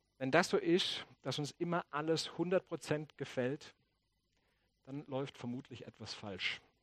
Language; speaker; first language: German; native; German